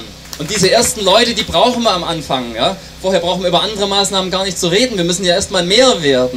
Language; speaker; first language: German; native; German